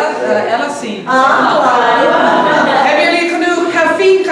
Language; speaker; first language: Dutch; non-native, learner; English